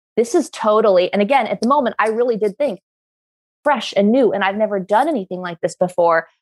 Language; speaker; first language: English; native; English